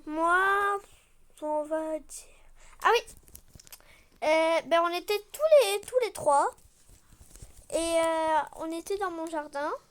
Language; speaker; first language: French; native; French